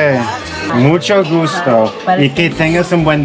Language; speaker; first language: Spanish; non-native, learner; English